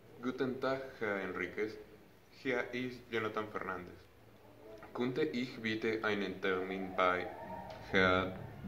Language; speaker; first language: German; non-native, learner; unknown